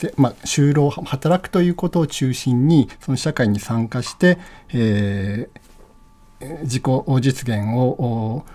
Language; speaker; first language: Japanese; native; Japanese